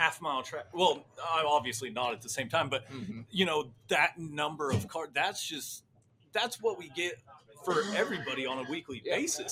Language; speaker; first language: English; native; English